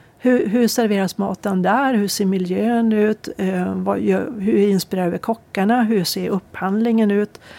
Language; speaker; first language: Swedish; native; Swedish